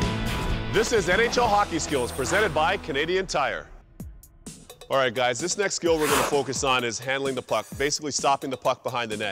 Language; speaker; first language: English; native; English